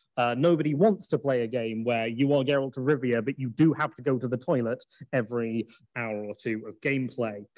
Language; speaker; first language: English; native; English